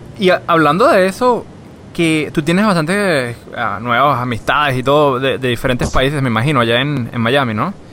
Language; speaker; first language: Spanish; native; Spanish